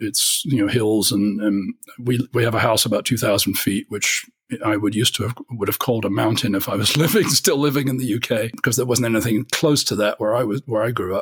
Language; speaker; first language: English; native; English